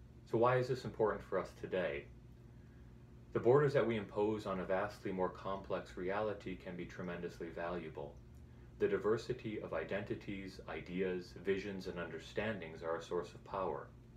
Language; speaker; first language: English; native; English